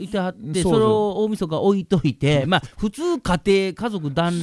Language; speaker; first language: Japanese; native; Japanese